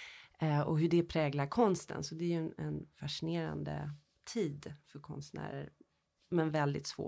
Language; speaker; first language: Swedish; early bilingual, heritage; Swedish